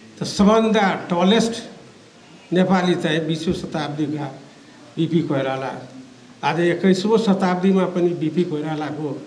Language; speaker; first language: Nepali; non-native, local second language; Maithili